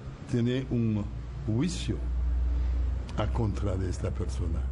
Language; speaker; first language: Spanish; non-native, fluent; Haitian Creole